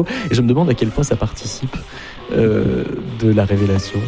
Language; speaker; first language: French; native; French